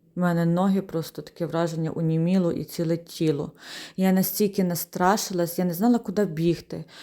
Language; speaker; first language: Ukrainian; native; Ukrainian